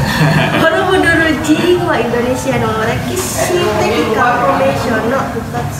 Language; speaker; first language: Japanese; non-native, learner; Indonesian